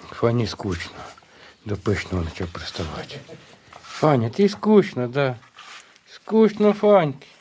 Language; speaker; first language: Ukrainian; native; Ukrainian